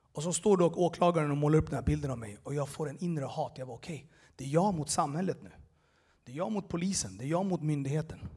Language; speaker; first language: Swedish; early bilingual, other home language; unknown